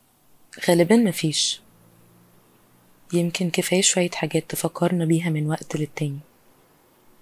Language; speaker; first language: Arabic; native; Arabic